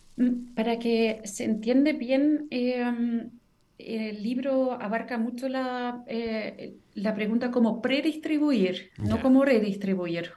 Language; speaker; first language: Spanish; non-native, fluent; German